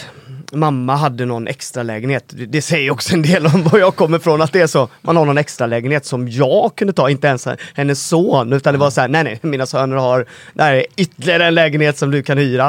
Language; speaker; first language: Swedish; native; Swedish